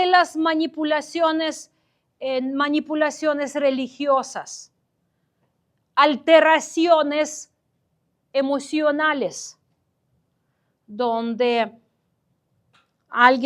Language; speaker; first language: Spanish; non-native, fluent; Ukrainian